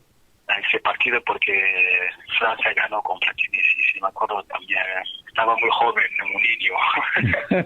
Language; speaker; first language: Spanish; non-native, fluent; French